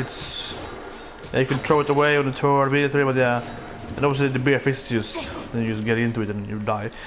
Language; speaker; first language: English; non-native, fluent; Swedish